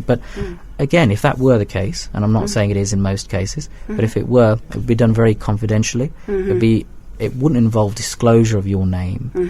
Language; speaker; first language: English; native; English